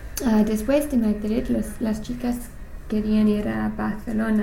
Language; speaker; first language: Spanish; non-native, learner; English